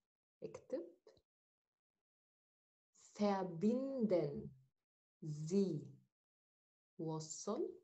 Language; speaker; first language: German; non-native, fluent; Arabic